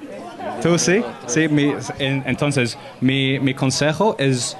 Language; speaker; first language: Spanish; non-native, learner; English